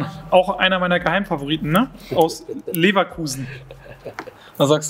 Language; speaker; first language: German; native; German